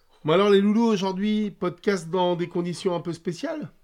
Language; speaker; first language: French; native; French